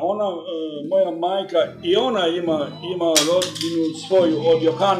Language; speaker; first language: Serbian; early bilingual, heritage; Serbian